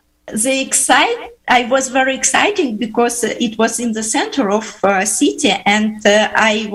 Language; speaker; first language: English; non-native, fluent; Uzbek